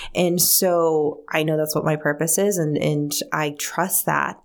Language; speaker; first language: English; early bilingual, other home language; Spanish